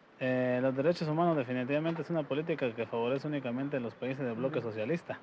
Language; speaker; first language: Spanish; native; Spanish